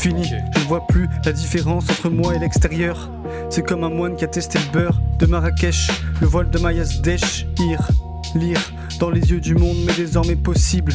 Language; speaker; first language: French; native; French